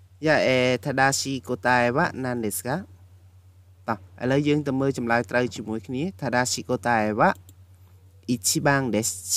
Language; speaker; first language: Japanese; non-native, fluent; Khmer